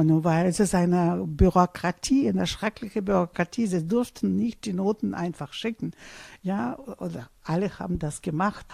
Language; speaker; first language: German; non-native, fluent; Russian